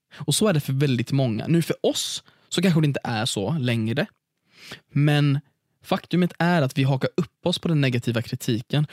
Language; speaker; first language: Swedish; early bilingual, other home language; Arabic